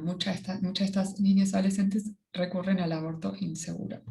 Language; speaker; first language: Spanish; native; Spanish